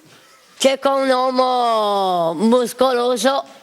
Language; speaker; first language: Italian; non-native, local second language; Sicilian